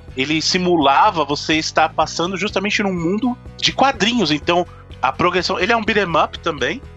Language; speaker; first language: Portuguese; native; Portuguese